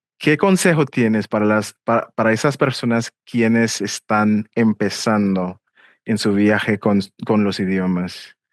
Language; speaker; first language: Spanish; non-native, fluent; English